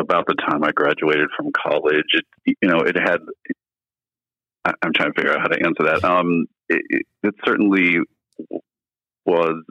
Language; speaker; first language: English; native; English